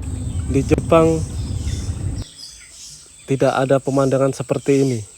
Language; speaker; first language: Indonesian; non-native, fluent; Japanese